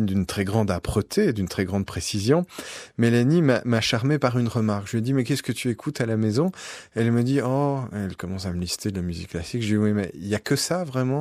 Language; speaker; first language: French; native; French